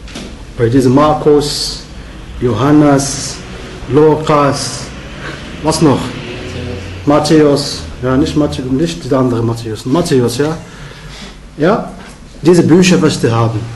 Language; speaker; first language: German; non-native, learner; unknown